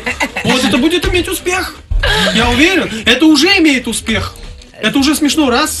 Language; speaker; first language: Russian; native; Russian